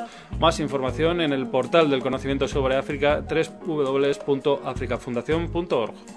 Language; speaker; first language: Spanish; native; Spanish